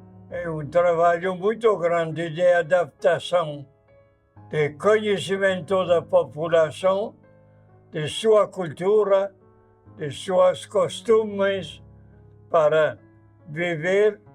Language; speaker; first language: Portuguese; non-native, fluent; Italian